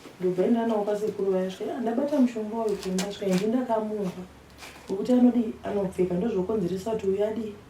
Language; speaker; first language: Shona; early bilingual, other home language; Nyanja